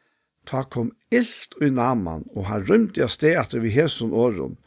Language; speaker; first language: Danish; non-native, local second language; Faroese